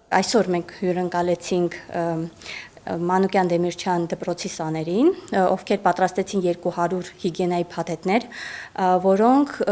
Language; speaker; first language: Armenian; native; Armenian